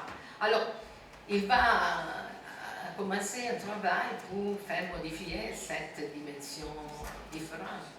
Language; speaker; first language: French; non-native, fluent; Italian